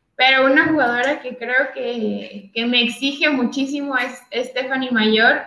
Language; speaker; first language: Spanish; native; Spanish